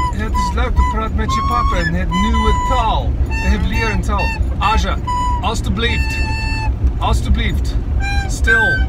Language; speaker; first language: Dutch; non-native, learner; English